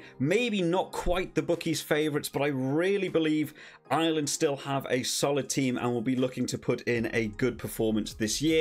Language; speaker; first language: English; native; English